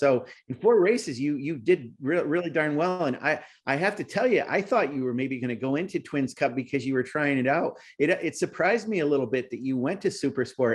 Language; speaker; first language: English; native; English